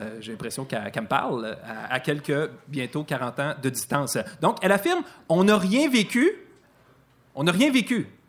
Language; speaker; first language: French; native; French